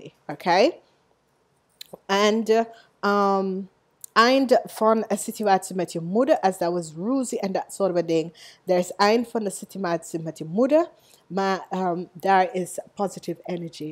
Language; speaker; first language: Dutch; non-native, learner; English